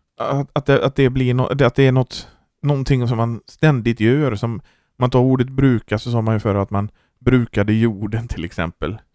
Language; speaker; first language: Swedish; native; Swedish